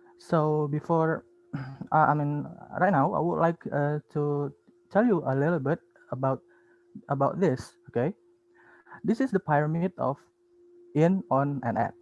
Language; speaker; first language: English; non-native, learner; Indonesian